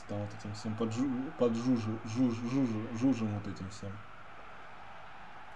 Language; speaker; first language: Russian; native; Russian